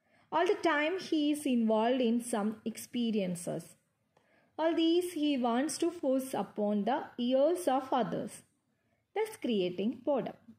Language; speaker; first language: English; non-native, local second language; Malayalam